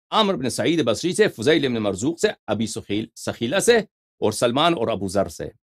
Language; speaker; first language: Urdu; native; Urdu